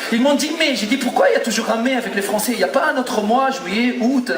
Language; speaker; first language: French; non-native, local second language; Arabic